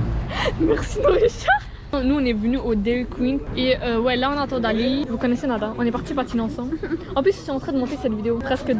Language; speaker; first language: French; native; French